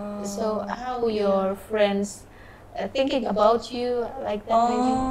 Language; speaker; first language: English; non-native, learner; Indonesian